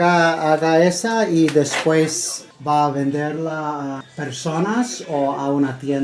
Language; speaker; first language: Spanish; non-native, learner; English